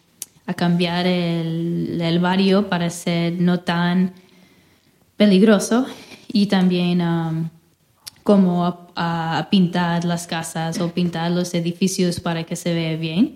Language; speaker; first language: Spanish; non-native, fluent; English